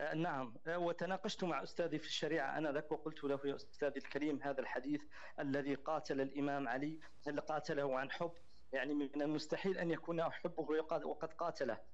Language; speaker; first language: Arabic; native; Arabic